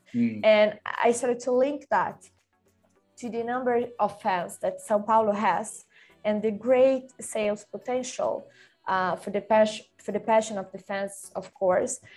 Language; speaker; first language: English; non-native, fluent; Swedish